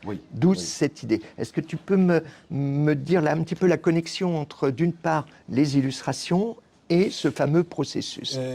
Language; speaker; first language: French; native; French